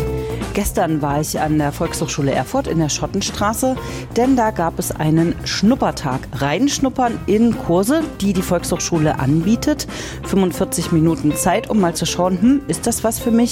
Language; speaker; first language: German; native; German